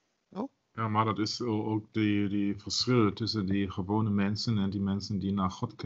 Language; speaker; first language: Dutch; non-native, learner; German